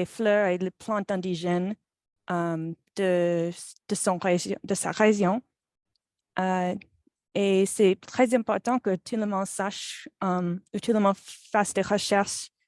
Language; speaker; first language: French; non-native, fluent; English